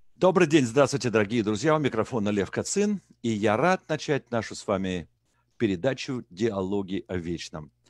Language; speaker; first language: Russian; native; Russian